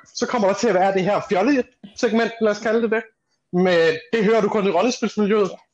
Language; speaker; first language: Danish; native; Danish